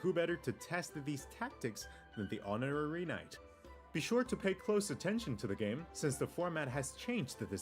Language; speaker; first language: English; native; English